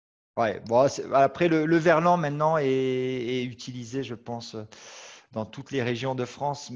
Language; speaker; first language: French; native; French